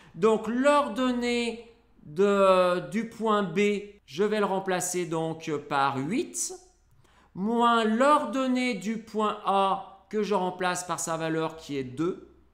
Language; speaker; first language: French; native; French